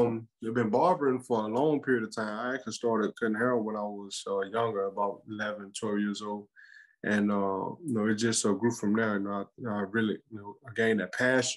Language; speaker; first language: English; native; English